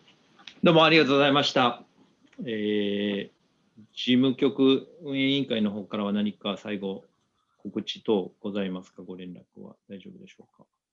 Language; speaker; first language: Japanese; native; Japanese